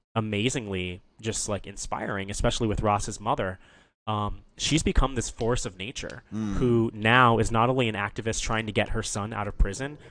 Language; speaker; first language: English; native; English